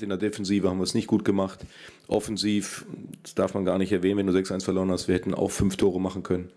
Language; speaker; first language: German; native; German